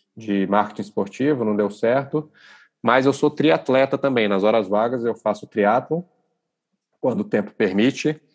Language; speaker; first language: Portuguese; native; Portuguese